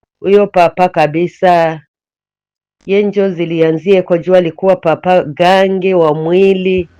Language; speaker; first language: Swahili; native; Swahili